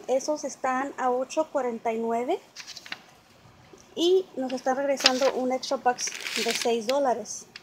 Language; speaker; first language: Spanish; native; Spanish